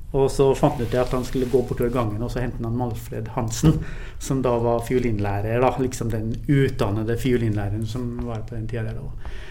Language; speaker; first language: Norwegian; early bilingual, other home language; English